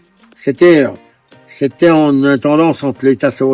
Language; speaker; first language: French; native; French